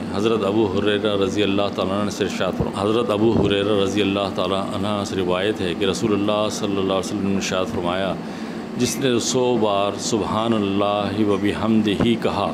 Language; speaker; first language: Urdu; native; Urdu